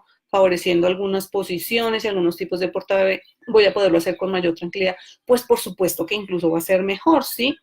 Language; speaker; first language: Spanish; native; Spanish